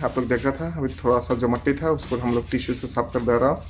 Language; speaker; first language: Hindi; non-native, local second language; Bangla